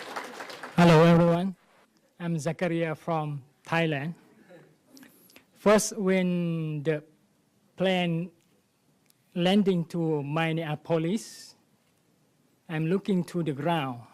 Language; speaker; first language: English; non-native, learner; Thai